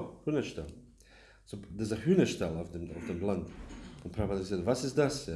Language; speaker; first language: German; non-native, learner; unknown